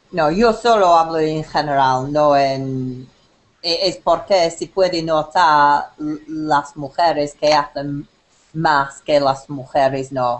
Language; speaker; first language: Spanish; non-native, learner; English